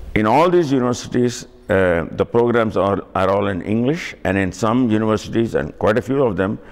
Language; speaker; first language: English; non-native, local second language; Tamil